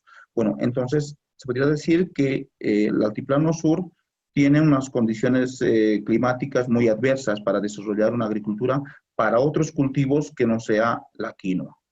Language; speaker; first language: Spanish; native; Spanish